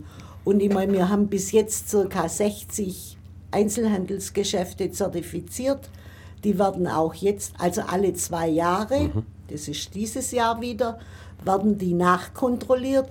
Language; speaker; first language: German; native; German